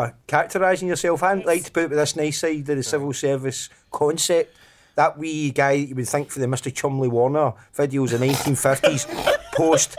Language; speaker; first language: English; native; English